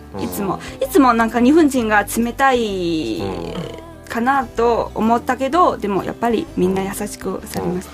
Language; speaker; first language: Japanese; non-native, fluent; Chinese